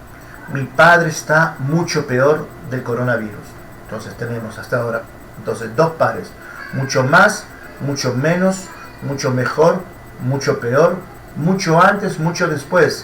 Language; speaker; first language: Spanish; non-native, fluent; Portuguese